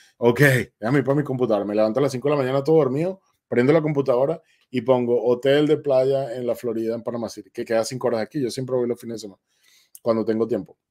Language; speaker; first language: Spanish; native; Spanish